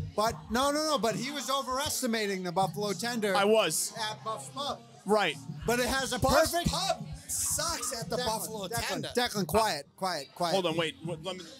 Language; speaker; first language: English; native; English